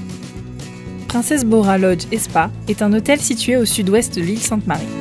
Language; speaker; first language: French; native; French